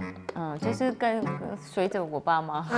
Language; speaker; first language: Chinese; non-native, fluent; Vietnamese